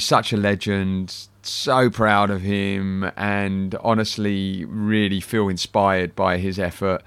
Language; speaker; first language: English; native; English